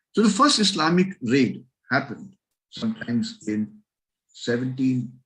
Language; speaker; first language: English; non-native, local second language; Marathi